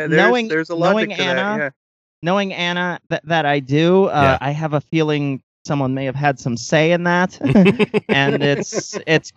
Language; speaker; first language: English; native; English